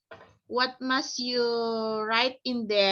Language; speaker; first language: English; non-native, fluent; Indonesian